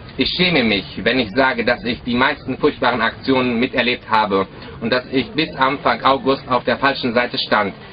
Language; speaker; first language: German; early bilingual, other home language; Arabic